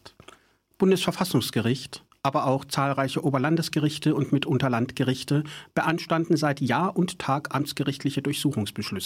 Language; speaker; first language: German; native; German